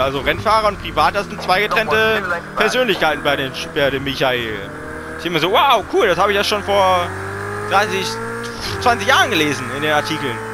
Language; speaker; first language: German; native; German